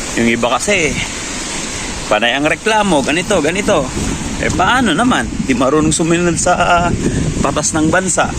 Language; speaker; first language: Filipino; native; Filipino